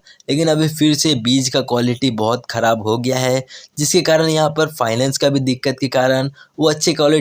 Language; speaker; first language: Hindi; native; Hindi